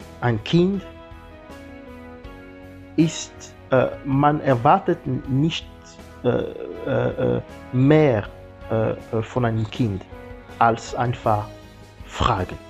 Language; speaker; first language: German; non-native, learner; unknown